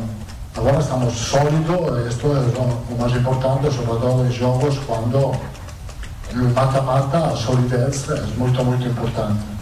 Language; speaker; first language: Portuguese; non-native, fluent; Italian